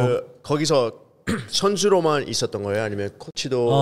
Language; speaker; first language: Korean; early bilingual, heritage; Korean